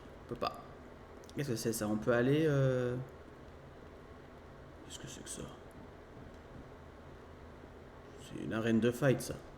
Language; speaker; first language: French; native; French